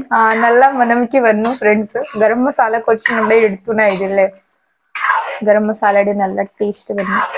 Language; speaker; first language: Malayalam; non-native, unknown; Hindi